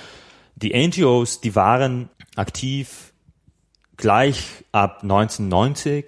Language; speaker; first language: German; non-native, fluent; Slovak